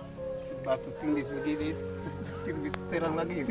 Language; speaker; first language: Indonesian; non-native, local second language; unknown